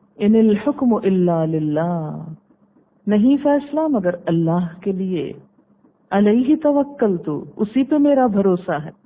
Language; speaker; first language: Urdu; native; Urdu